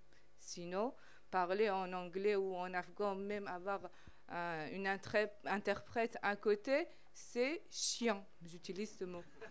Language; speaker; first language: French; non-native, fluent; Persian